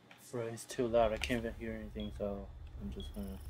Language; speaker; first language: English; non-native, fluent; Chinese